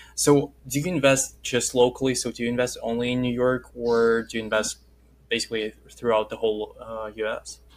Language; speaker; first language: English; non-native, fluent; Russian